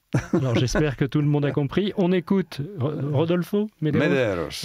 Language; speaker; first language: French; native; French